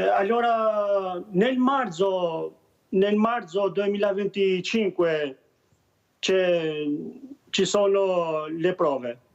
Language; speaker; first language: Italian; non-native, learner; Albanian